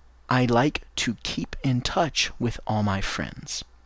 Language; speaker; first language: English; native; English